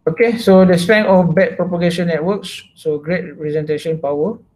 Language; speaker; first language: English; non-native, local second language; Malay